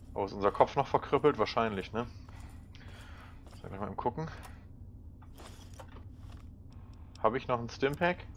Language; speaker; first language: German; native; German